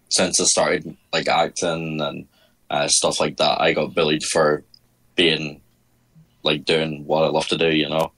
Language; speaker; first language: English; native; English